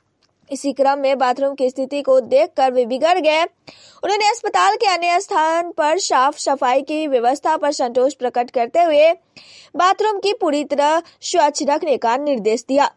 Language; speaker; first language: Hindi; native; Hindi